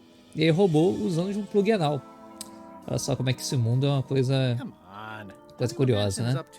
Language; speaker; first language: Portuguese; native; Portuguese